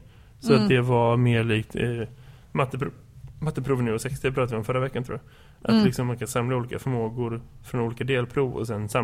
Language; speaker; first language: Swedish; native; Swedish